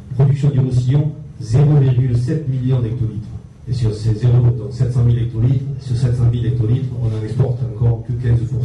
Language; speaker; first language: French; native; French